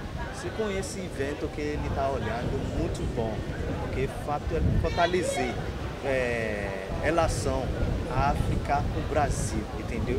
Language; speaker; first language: Portuguese; non-native, learner; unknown